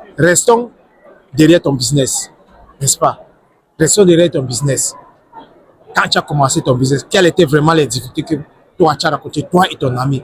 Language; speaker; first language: French; non-native, local second language; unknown